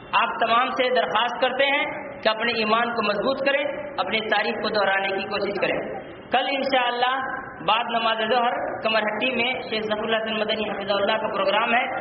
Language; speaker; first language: Urdu; native; Urdu